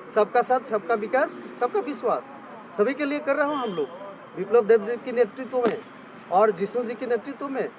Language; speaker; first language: Hindi; non-native, local second language; Bangla